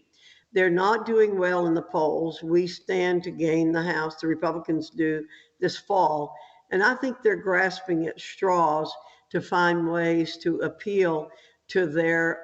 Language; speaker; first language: English; native; English